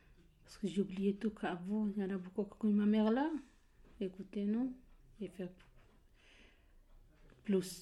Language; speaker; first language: French; non-native, learner; Kurdish